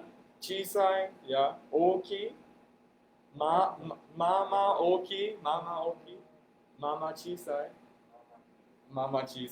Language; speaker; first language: Japanese; non-native, fluent; English